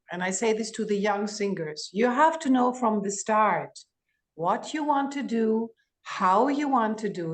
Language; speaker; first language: English; non-native, fluent; Greek